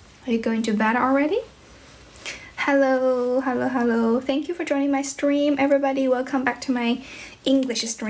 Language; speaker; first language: English; non-native, fluent; Chinese